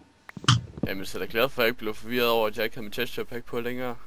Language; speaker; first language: Danish; native; Danish